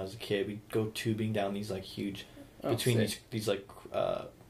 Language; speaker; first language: English; native; English